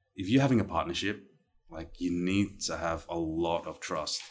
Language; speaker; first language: English; native; English